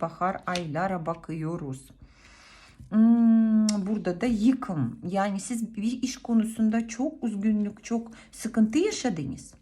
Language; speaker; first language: Turkish; non-native, fluent; Russian